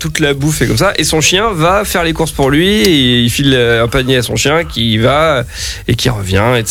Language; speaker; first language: French; native; French